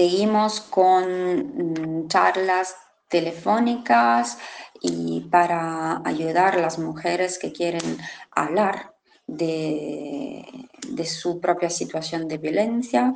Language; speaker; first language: Spanish; non-native, fluent; Italian